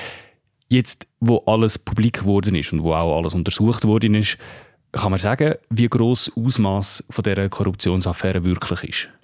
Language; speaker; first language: German; native; German